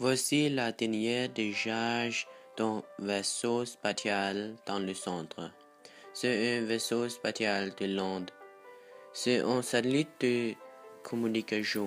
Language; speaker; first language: French; non-native, learner; Danish